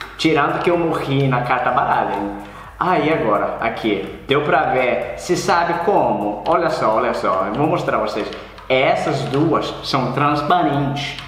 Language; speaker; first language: Portuguese; non-native, learner; English